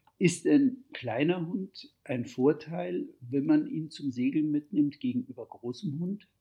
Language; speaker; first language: German; native; German